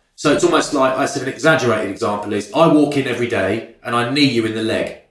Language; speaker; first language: English; native; English